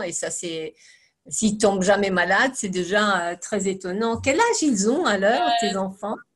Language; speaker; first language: French; non-native, fluent; German